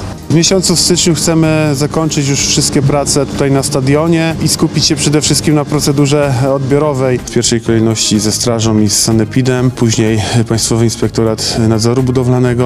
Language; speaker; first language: Polish; native; Polish